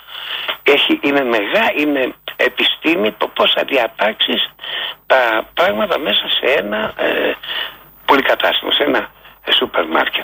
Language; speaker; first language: Greek; native; Greek